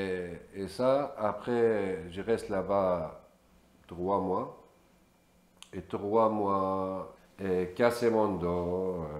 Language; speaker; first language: French; non-native, learner; Kurdish